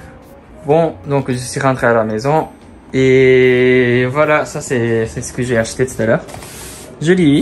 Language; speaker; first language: French; non-native, fluent; Japanese